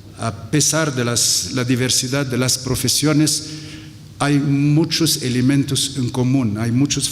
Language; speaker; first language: Spanish; non-native, fluent; Arabic